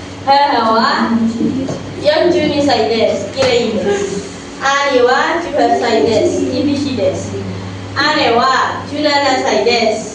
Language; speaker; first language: Japanese; non-native, learner; Indonesian